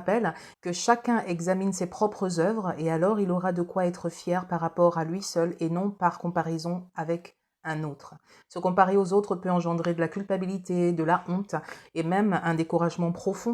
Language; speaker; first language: French; native; French